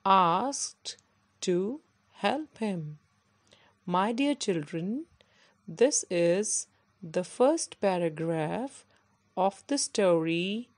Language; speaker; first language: English; non-native, local second language; Punjabi